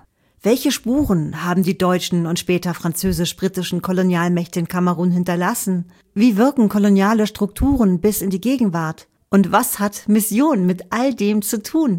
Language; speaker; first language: German; native; German